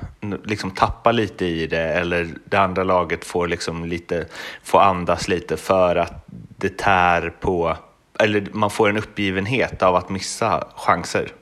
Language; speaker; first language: Swedish; native; Swedish